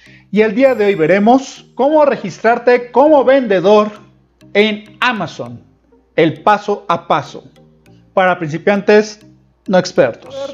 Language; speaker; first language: Spanish; native; Spanish